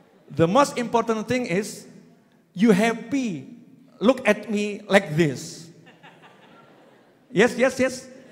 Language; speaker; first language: English; non-native, learner; Indonesian